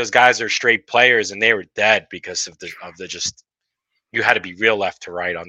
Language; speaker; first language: English; native; English